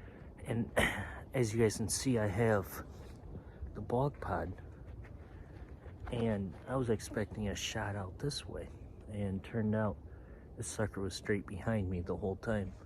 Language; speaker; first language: English; native; English